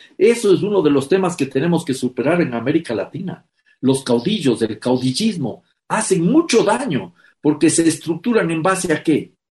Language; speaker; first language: Spanish; native; Spanish